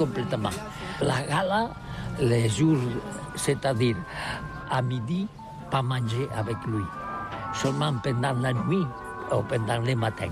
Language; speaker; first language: French; non-native, learner; Catalan